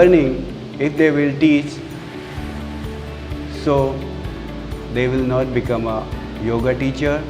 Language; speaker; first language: English; non-native, local second language; Hindi